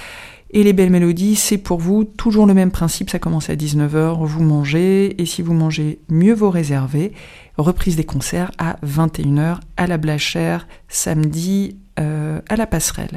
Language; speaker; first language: French; native; French